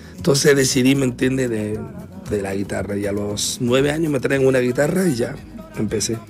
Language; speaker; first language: Spanish; early bilingual, heritage; Spanish